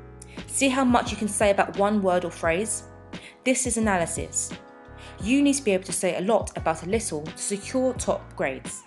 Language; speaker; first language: English; native; English